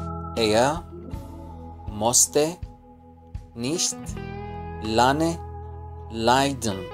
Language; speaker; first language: German; non-native, fluent; Arabic